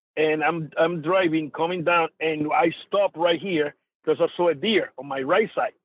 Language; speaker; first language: English; non-native, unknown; Spanish